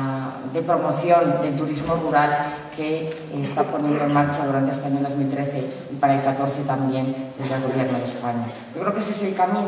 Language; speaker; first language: Spanish; native; Spanish